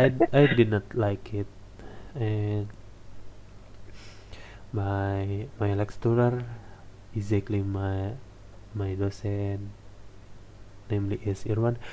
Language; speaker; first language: English; non-native, learner; Indonesian